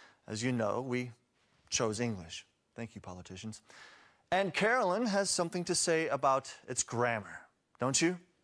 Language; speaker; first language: English; native; English